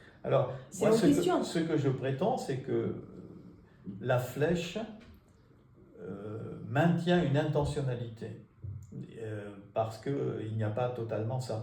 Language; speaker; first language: French; native; French